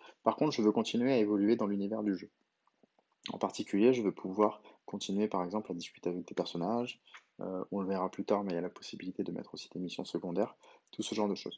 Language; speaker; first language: French; native; French